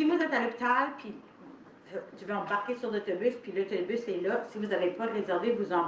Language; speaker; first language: French; native; French